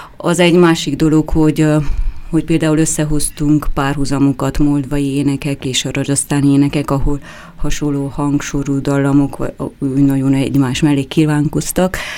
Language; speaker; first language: Hungarian; native; Hungarian